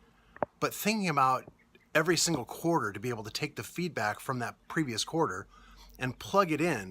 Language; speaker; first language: English; native; English